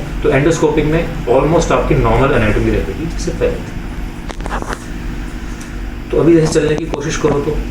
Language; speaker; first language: Hindi; native; Hindi